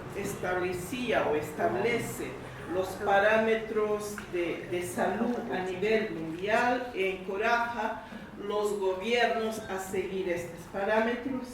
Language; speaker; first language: Spanish; non-native, fluent; English